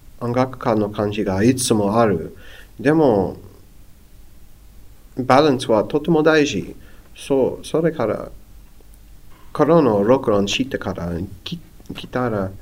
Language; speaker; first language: Japanese; non-native, learner; English